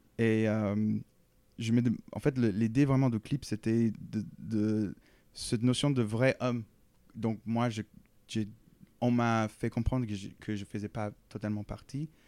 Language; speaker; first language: French; non-native, fluent; English